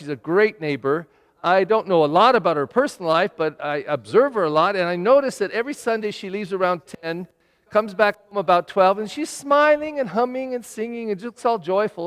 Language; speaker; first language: English; native; English